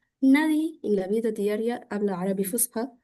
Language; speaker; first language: Spanish; non-native, fluent; Arabic